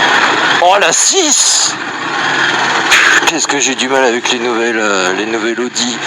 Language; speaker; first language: French; native; French